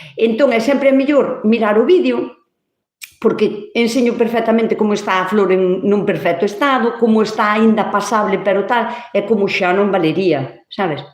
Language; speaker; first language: Galician; native; Galician